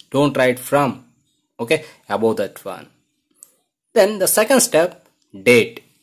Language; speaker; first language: English; non-native, local second language; Kannada